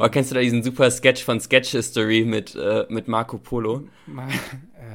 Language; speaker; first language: German; native; German